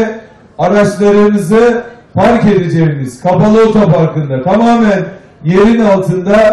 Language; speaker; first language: Turkish; native; Turkish